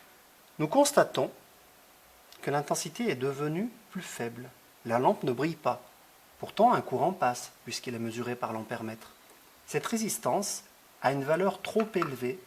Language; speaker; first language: French; native; French